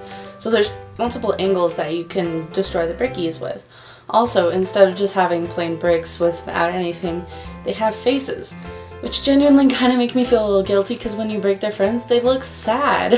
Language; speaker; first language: English; native; English